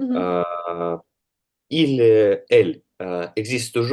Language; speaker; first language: French; non-native, learner; Russian